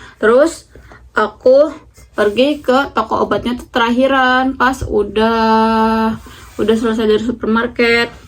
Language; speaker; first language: Indonesian; native; Indonesian